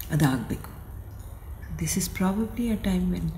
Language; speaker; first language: English; non-native, local second language; Kannada